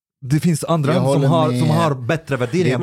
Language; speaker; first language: Swedish; non-native, fluent; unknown